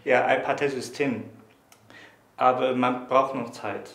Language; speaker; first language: German; non-native, fluent; Chinese